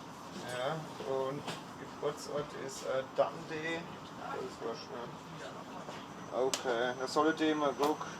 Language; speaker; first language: German; native; German